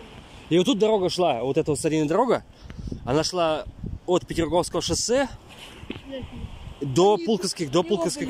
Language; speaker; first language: Russian; native; Russian